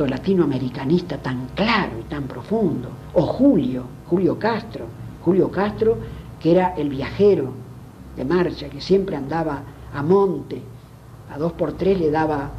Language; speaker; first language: Spanish; native; Spanish